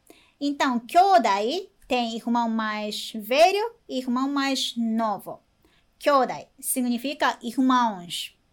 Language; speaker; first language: Portuguese; non-native, fluent; Japanese